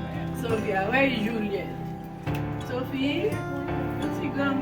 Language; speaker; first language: English; non-native, learner; Haitian Creole